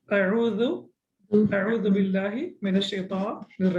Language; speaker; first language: Arabic; non-native, fluent; English